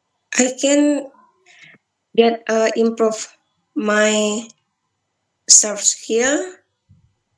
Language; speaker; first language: English; non-native, learner; Balinese